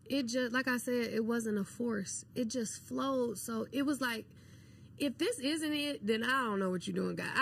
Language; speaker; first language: English; native; English